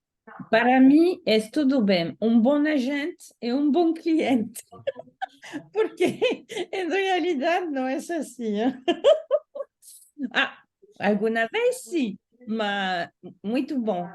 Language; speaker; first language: Portuguese; non-native, learner; Italian